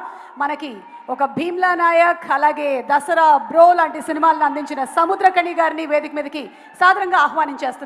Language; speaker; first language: Telugu; native; Telugu